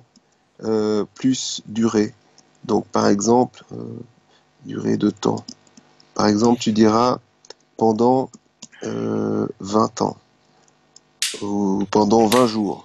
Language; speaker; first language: French; native; French